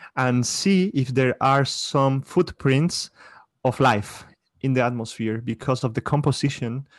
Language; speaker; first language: English; non-native, fluent; Spanish